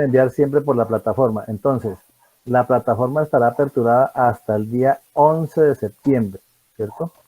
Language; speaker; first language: Spanish; native; Spanish